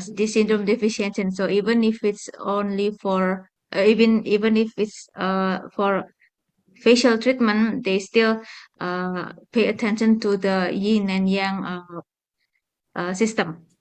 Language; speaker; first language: English; non-native, fluent; Indonesian